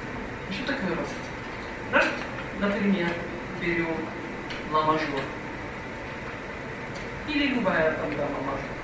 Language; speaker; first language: Russian; non-native, fluent; Arabic